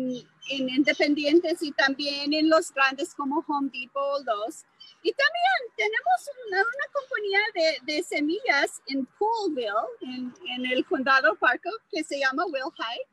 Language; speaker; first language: Spanish; non-native, fluent; English